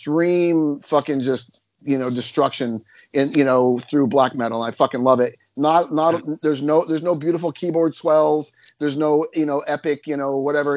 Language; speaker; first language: English; native; English